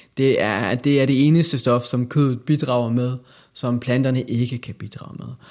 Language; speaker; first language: Danish; native; Danish